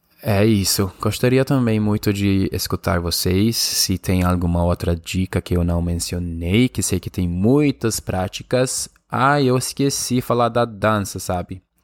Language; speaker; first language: Portuguese; non-native, fluent; Spanish